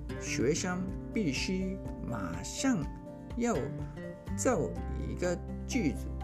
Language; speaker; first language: Chinese; non-native, learner; Japanese